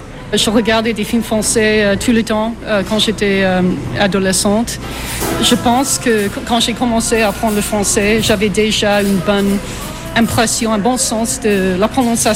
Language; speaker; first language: French; non-native, fluent; English